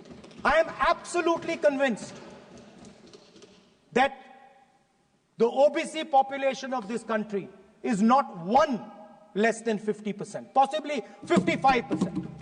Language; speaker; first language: English; non-native, local second language; Hindi